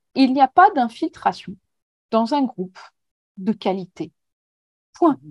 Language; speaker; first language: French; native; French